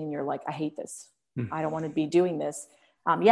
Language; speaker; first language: English; early bilingual, other home language; Arabic